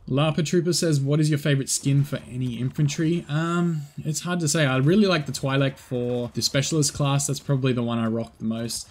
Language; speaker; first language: English; native; English